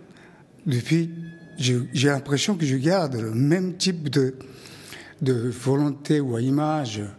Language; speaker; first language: French; non-native, fluent; Japanese